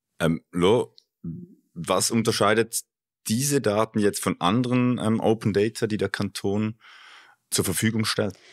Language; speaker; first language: German; native; German